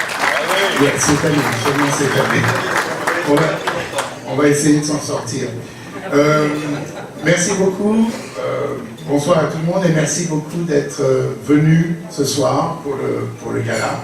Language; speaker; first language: French; early bilingual, heritage; English